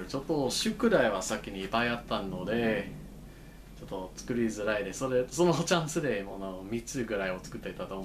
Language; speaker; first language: Japanese; non-native, learner; English